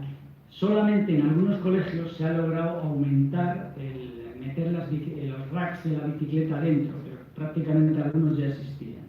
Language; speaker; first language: Spanish; native; Spanish